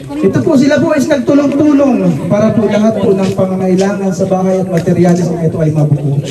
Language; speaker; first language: Filipino; non-native, local second language; Waray